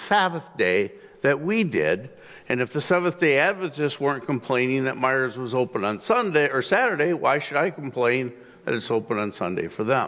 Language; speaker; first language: English; native; English